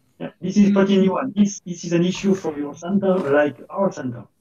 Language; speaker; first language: English; non-native, fluent; French